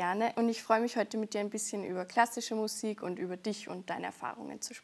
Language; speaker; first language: German; native; German